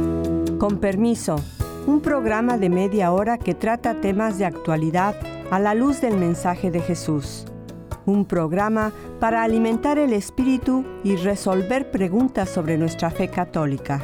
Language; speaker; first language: Spanish; native; Spanish